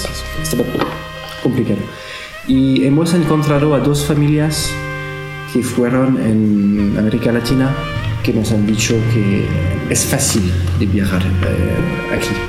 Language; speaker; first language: Spanish; non-native, learner; French